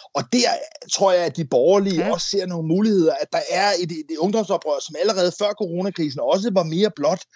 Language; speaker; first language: Danish; native; Danish